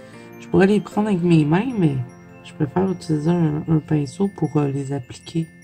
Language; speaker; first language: French; native; French